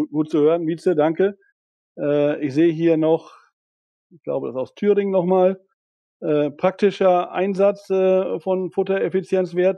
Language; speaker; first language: German; native; German